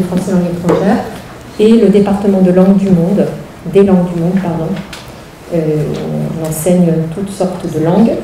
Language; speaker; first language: French; native; French